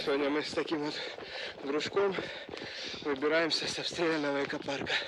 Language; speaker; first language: Ukrainian; native; Ukrainian